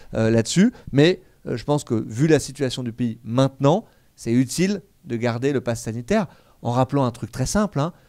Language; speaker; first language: French; native; French